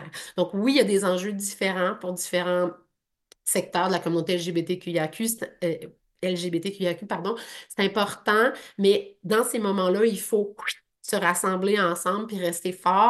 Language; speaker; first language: French; native; French